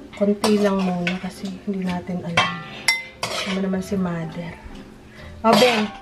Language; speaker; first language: Filipino; native; Filipino